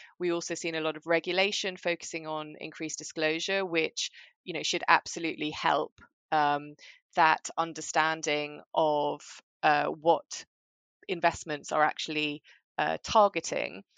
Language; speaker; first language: English; early bilingual, other home language; German